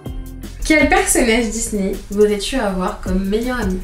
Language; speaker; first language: French; native; French